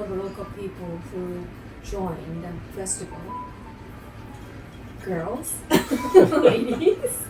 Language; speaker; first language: English; non-native, learner; Japanese